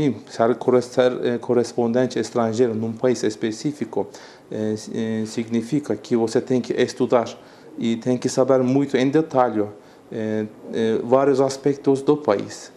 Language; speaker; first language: Portuguese; non-native, fluent; Turkish